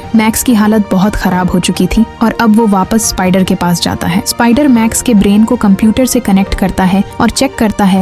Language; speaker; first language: Hindi; native; Hindi